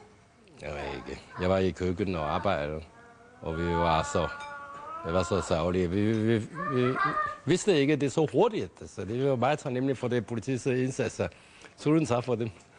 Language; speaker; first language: Danish; non-native, fluent; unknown